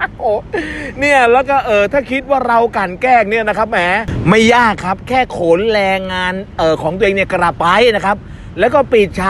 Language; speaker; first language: Thai; native; Thai